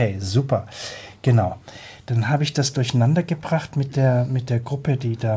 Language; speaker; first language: German; native; German